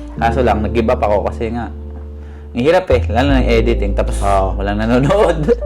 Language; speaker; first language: Filipino; native; Filipino